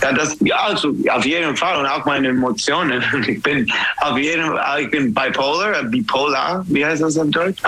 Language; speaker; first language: German; non-native, learner; English